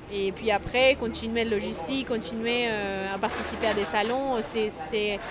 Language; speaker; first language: French; non-native, fluent; Spanish